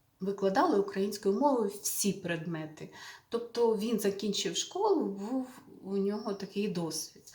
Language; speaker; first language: Ukrainian; native; Ukrainian